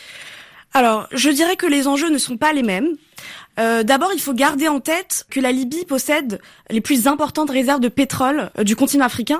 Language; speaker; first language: French; native; French